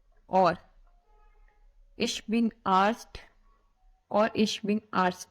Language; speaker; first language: German; non-native, learner; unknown